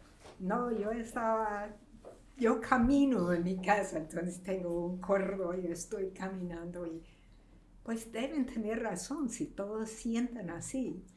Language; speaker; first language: Spanish; non-native, fluent; English